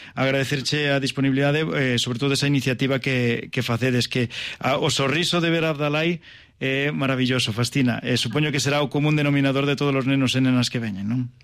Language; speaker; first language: Spanish; native; Spanish